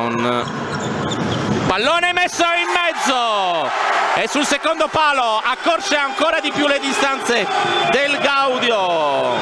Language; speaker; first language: Italian; native; Italian